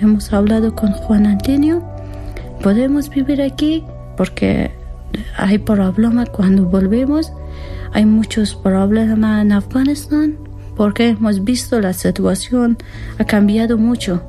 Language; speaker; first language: Spanish; non-native, learner; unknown